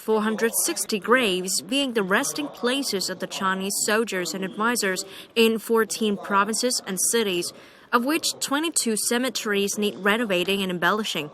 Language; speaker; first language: English; non-native, fluent; Vietnamese